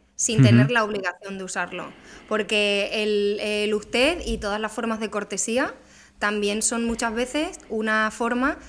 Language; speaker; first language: Spanish; native; Spanish